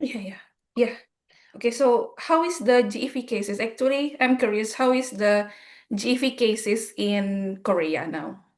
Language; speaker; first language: English; non-native, fluent; Indonesian